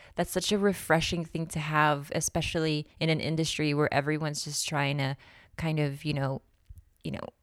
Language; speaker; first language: English; non-native, local second language; Filipino